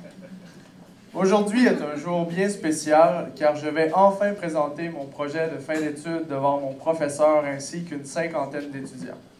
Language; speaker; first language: French; native; French